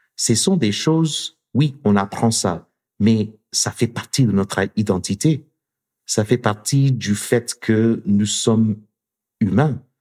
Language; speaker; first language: French; non-native, fluent; English